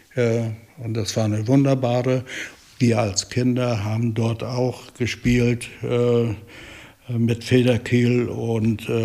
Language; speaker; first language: German; native; German